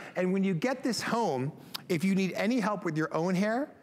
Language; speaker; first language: English; native; English